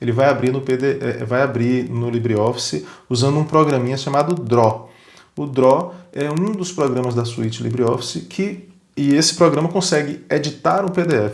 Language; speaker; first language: Portuguese; native; Portuguese